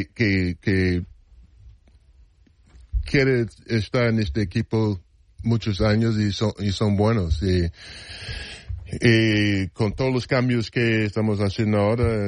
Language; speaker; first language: Spanish; non-native, fluent; English